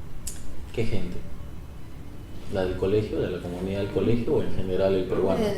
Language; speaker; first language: Spanish; native; Spanish